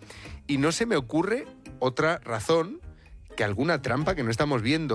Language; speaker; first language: Spanish; native; Spanish